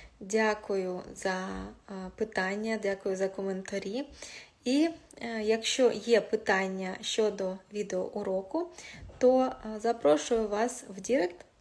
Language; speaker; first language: Ukrainian; non-native, local second language; Russian